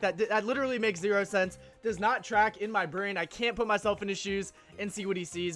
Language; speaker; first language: English; native; English